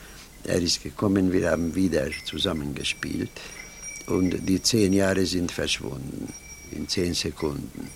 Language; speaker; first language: German; non-native, fluent; Hungarian